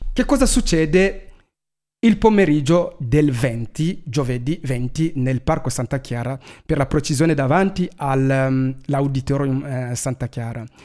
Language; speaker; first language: Italian; non-native, fluent; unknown